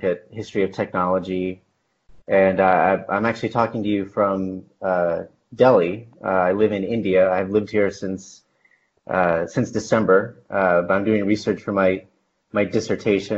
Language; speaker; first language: English; native; English